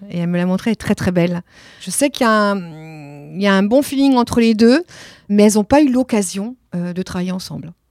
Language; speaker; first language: French; early bilingual, other home language; Italian